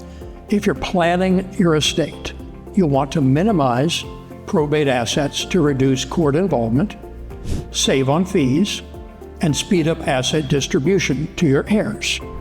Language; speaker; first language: English; native; English